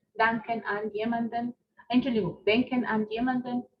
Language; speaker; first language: German; non-native, fluent; Spanish